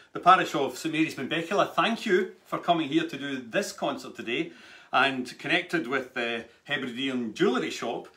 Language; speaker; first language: English; native; English